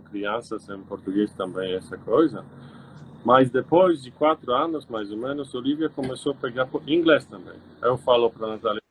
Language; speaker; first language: Portuguese; non-native, learner; Polish